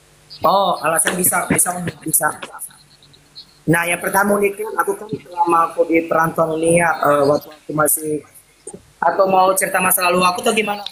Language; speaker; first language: Indonesian; native; Indonesian